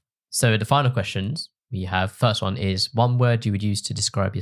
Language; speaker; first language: English; native; English